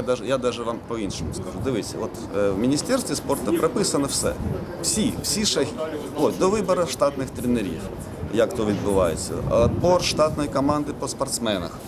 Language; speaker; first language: Ukrainian; native; Ukrainian